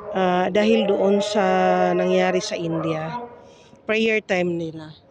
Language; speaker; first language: Filipino; native; Filipino